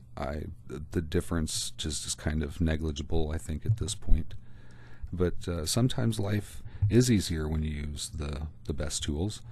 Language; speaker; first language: English; native; English